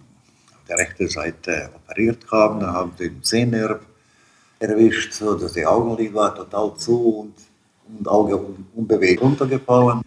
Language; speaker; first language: German; non-native, fluent; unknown